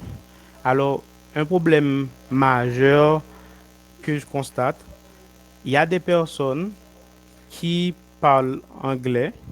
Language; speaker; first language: French; non-native, local second language; Haitian Creole